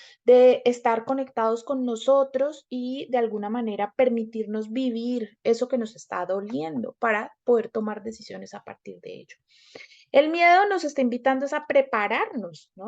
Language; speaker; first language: Spanish; native; Spanish